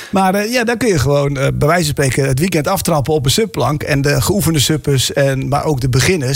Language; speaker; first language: Dutch; native; Dutch